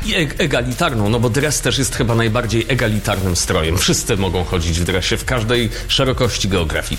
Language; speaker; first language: Polish; native; Polish